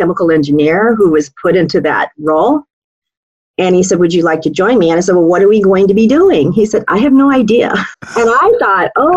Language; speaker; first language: English; native; English